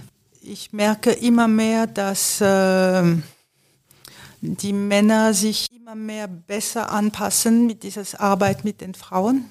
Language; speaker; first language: German; non-native, fluent; French